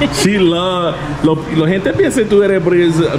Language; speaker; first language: Spanish; non-native, learner; English